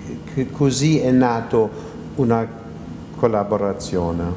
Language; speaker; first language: Italian; non-native, fluent; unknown